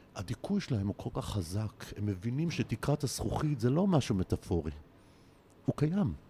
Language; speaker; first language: Hebrew; native; Hebrew